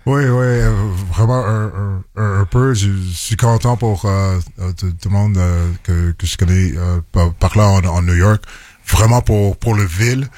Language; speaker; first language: French; non-native, local second language; English